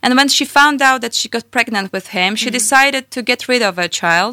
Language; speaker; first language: English; non-native, fluent; Polish